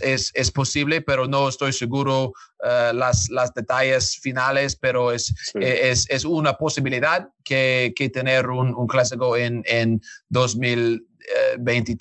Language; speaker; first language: Spanish; non-native, learner; English